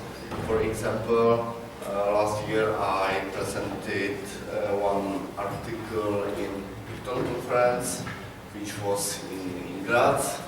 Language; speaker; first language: English; non-native, learner; Czech